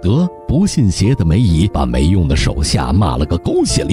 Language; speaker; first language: Chinese; native; Chinese